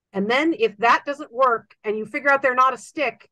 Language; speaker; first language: English; native; English